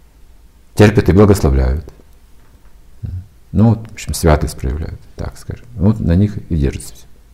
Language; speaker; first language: Russian; native; Russian